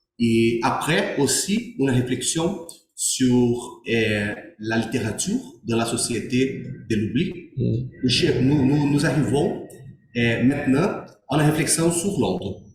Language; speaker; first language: French; non-native, learner; Portuguese